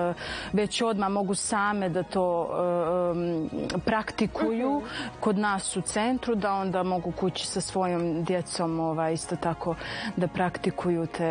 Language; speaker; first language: Serbian; native; Serbian